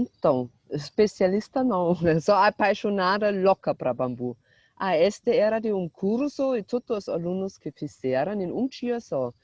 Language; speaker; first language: Portuguese; non-native, fluent; German